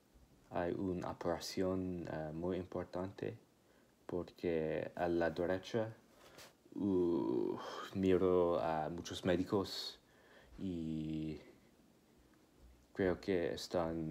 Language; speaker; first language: Spanish; non-native, learner; English